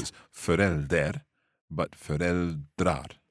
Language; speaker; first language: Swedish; non-native, learner; English